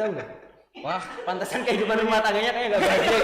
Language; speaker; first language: Indonesian; native; Indonesian